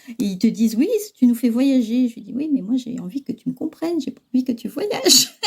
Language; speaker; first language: French; early bilingual, other home language; Chinese